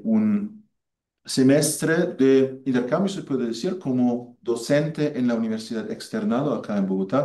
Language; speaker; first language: Spanish; non-native, fluent; German